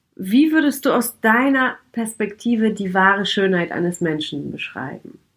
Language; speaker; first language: German; native; German